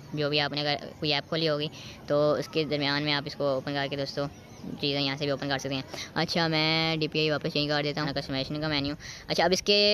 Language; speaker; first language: Urdu; native; Urdu